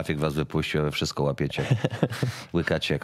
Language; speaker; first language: Polish; native; Polish